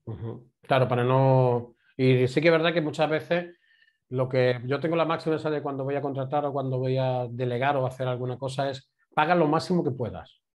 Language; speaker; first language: Spanish; native; Spanish